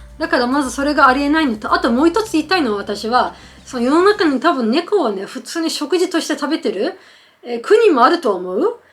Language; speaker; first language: Japanese; non-native, fluent; Turkish